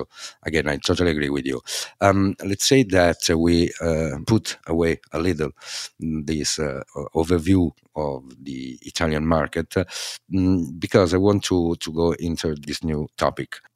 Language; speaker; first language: English; non-native, fluent; Italian